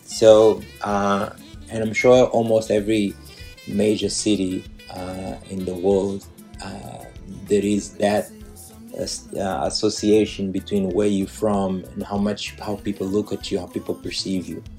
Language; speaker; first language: English; non-native, fluent; Portuguese